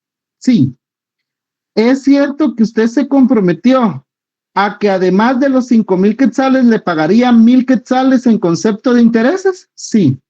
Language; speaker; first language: Spanish; native; Spanish